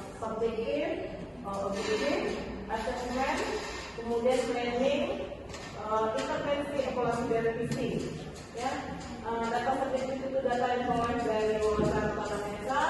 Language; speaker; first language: Indonesian; native; Indonesian